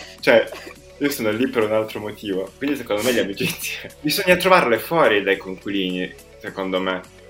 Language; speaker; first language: Italian; native; Italian